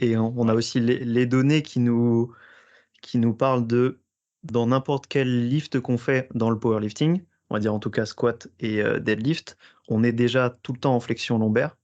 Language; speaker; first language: French; native; French